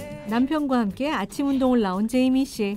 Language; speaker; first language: Korean; native; Korean